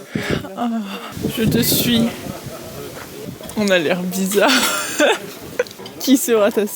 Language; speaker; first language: French; native; French